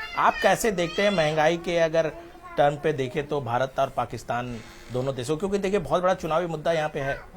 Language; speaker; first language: Hindi; native; Hindi